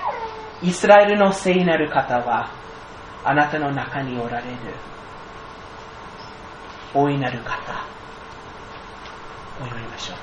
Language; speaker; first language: Japanese; non-native, fluent; English